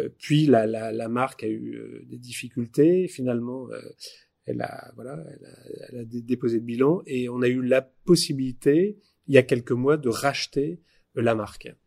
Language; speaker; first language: French; native; French